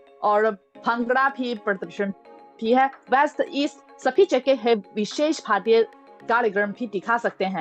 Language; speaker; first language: Hindi; non-native, fluent; Chinese